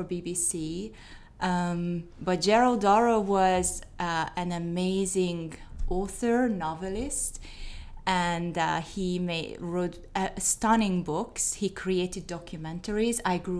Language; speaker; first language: English; non-native, fluent; Hungarian